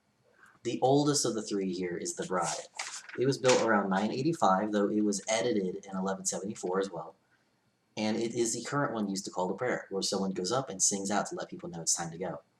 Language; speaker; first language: English; native; English